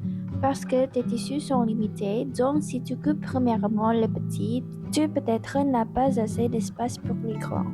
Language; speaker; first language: French; non-native, learner; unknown